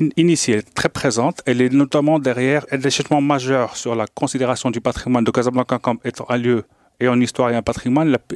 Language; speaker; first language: French; non-native, local second language; Arabic